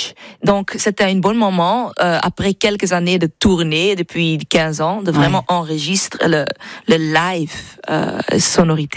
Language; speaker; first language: French; non-native, fluent; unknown